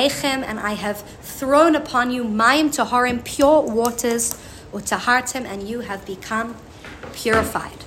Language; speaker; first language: English; native; English